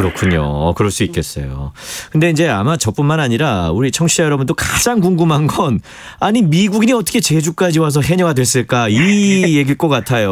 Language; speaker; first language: Korean; native; Korean